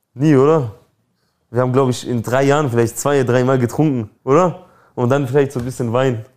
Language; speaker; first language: German; early bilingual, other home language; Albanian